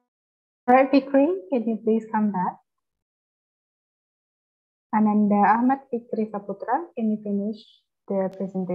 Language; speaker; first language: English; non-native, fluent; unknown